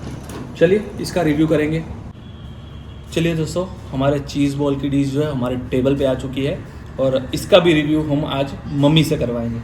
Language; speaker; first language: Hindi; native; Hindi